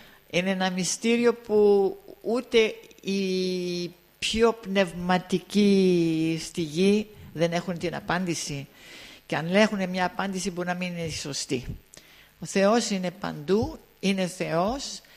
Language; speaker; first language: Greek; early bilingual, heritage; Greek